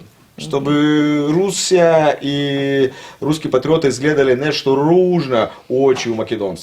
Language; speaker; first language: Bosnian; non-native, learner; Russian